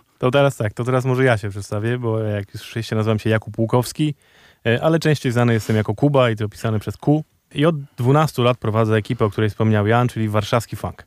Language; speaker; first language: Polish; native; Polish